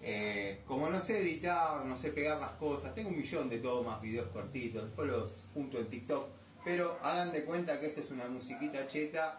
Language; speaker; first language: Spanish; native; Spanish